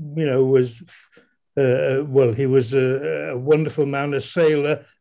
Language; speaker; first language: English; native; English